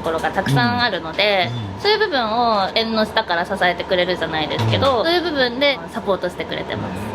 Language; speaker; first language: Japanese; native; Japanese